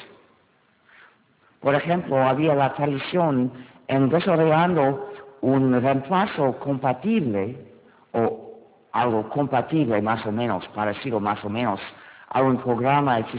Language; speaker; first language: Spanish; non-native, fluent; English